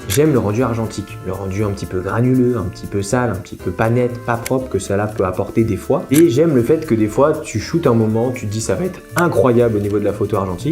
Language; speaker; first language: French; native; French